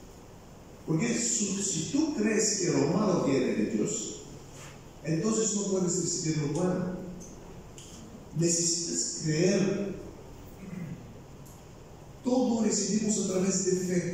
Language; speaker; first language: Spanish; non-native, fluent; Bulgarian